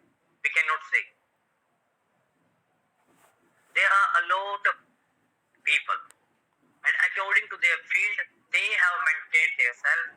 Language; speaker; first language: English; non-native, local second language; Hindi